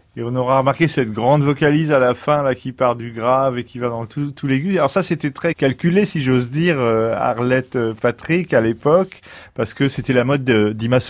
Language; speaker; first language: French; native; French